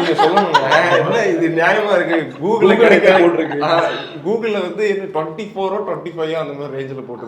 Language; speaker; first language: Tamil; native; Tamil